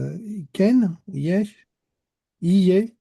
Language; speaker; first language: Hebrew; non-native, learner; French